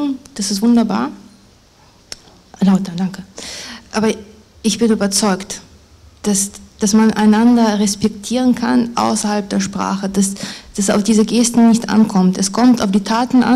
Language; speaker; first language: German; non-native, fluent; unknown